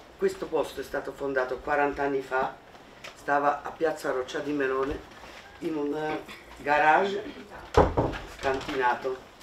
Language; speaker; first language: Italian; non-native, fluent; Slovak